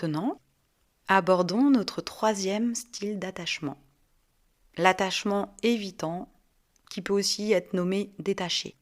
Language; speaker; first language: French; native; French